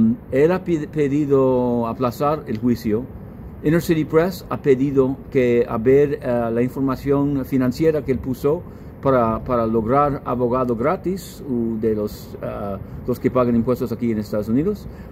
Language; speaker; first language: Spanish; non-native, fluent; English